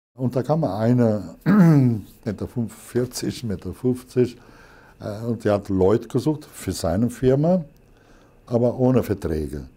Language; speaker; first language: German; non-native, fluent; Italian